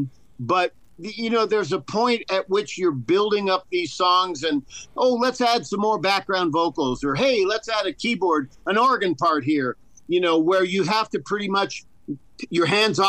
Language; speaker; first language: English; native; English